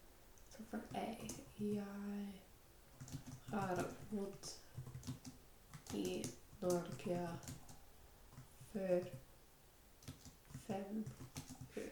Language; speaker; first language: Norwegian; non-native, learner; English